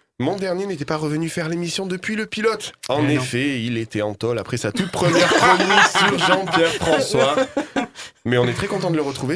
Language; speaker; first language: French; native; French